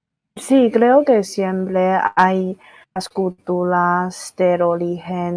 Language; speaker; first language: Spanish; non-native, fluent; Chinese